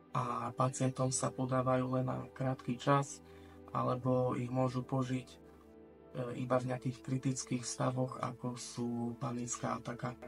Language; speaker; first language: Slovak; native; Slovak